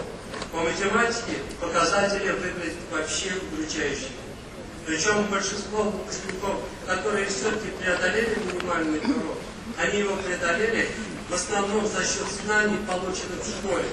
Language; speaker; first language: Russian; native; Russian